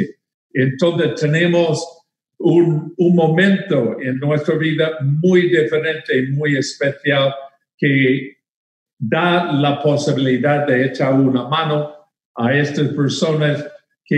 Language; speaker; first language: Spanish; non-native, fluent; English